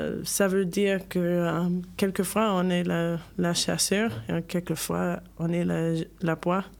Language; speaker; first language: French; non-native, learner; English